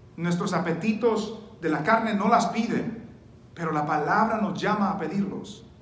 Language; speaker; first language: Spanish; early bilingual, heritage; Spanish